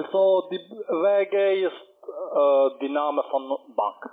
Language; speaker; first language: German; non-native, learner; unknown